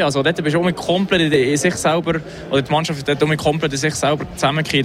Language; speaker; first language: German; native; German